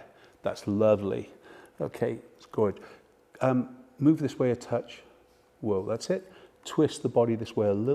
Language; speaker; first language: English; native; English